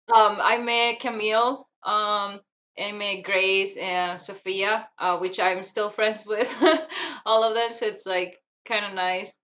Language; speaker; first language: English; non-native, fluent; Spanish